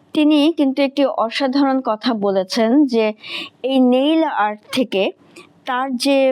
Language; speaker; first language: Bangla; native; Bangla